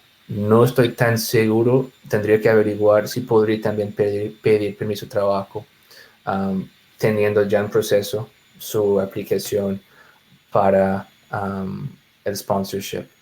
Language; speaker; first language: Spanish; non-native, fluent; English